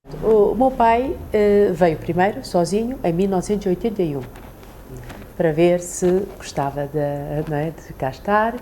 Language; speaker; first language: Portuguese; early bilingual, other home language; Chinese